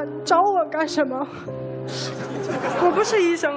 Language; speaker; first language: Chinese; native; Chinese